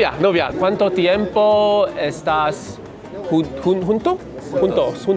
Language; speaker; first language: Spanish; non-native, learner; Chinese